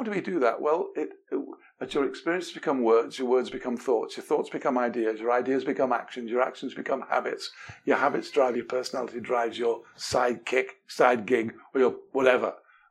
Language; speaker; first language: English; native; English